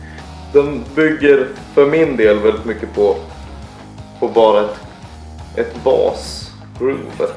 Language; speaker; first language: Swedish; native; Swedish